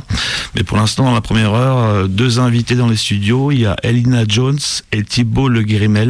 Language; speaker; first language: French; native; French